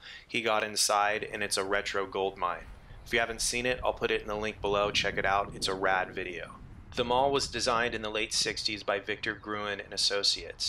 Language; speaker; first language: English; native; English